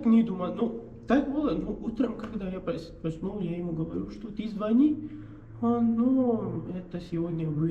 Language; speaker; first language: Russian; non-native, learner; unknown